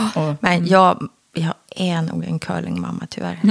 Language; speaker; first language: Swedish; early bilingual, other home language; Korean